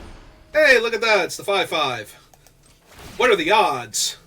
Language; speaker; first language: English; native; English